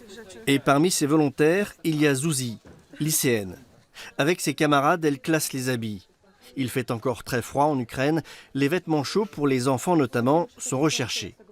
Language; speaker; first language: French; native; French